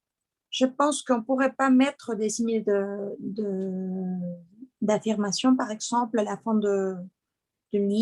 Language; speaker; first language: French; non-native, fluent; Spanish